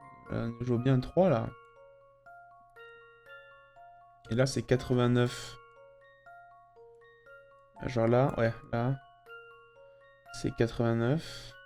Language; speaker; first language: French; native; French